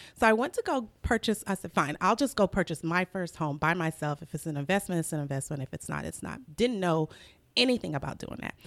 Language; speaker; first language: English; early bilingual, other home language; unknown